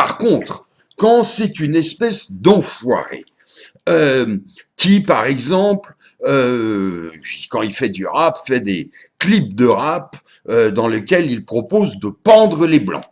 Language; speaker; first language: French; native; French